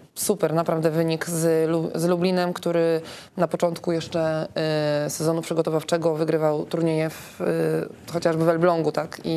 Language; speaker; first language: Polish; native; Polish